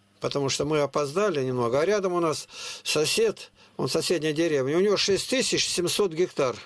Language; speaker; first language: Russian; native; Russian